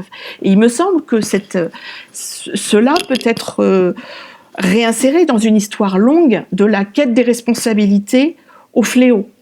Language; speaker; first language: French; native; French